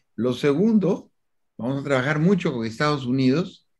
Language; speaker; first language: Spanish; native; Spanish